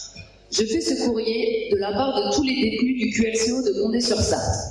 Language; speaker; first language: French; native; French